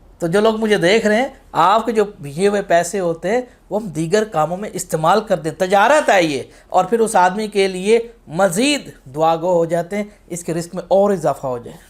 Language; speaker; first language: Urdu; non-native, local second language; Punjabi